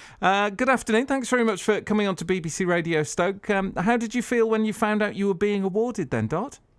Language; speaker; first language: English; native; English